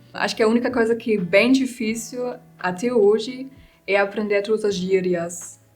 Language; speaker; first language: Portuguese; non-native, fluent; German